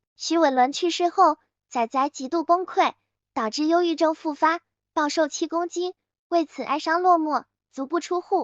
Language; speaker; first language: Chinese; native; Chinese